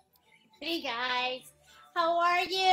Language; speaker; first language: English; native; English